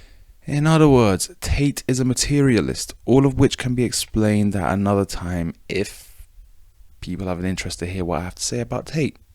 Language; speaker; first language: English; native; English